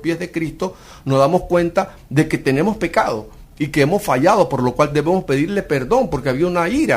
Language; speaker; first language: Spanish; native; Spanish